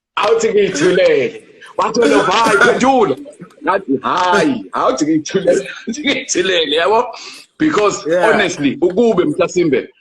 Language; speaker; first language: Zulu; native; Zulu